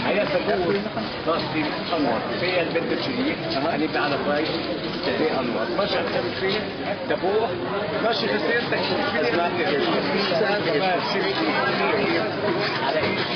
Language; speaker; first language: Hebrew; non-native, local second language; Arabic